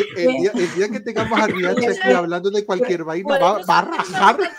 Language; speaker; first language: Spanish; native; Spanish